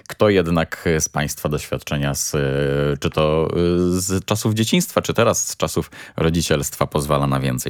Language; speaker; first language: Polish; native; Polish